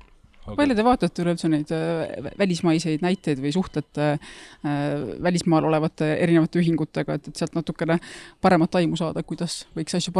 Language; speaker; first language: Estonian; native; Estonian